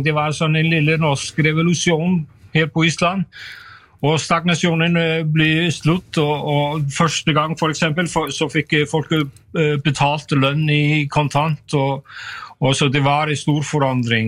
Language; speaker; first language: Norwegian; non-native, fluent; Icelandic